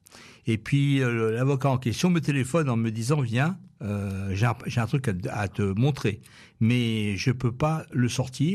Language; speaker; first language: French; native; French